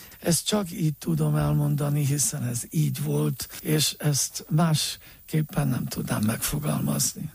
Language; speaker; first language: Hungarian; native; Hungarian